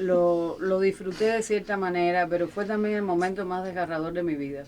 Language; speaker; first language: Spanish; native; Spanish